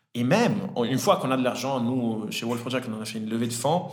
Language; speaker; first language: French; early bilingual, other home language; Italian